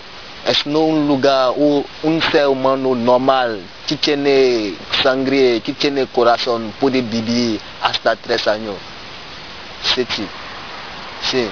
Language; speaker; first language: Spanish; non-native, learner; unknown